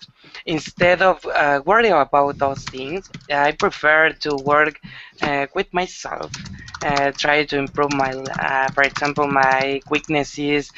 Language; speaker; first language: English; non-native, learner; Spanish